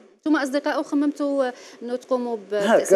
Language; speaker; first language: Arabic; native; Arabic